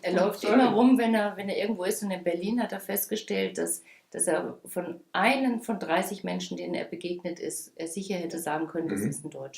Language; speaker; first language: German; native; German